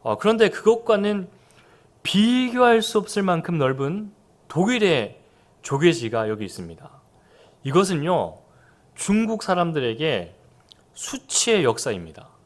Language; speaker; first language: Korean; native; Korean